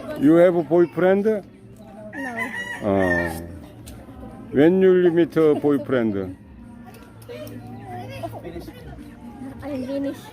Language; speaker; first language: English; non-native, learner; Korean